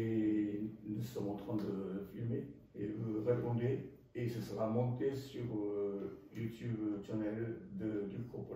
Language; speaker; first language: French; non-native, fluent; Japanese